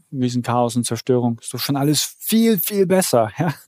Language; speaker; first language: German; early bilingual, other home language; Polish